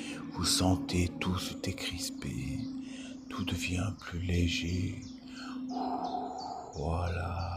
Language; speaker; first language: French; native; French